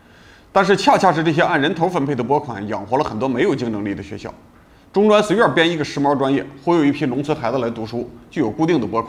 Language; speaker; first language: Chinese; native; Chinese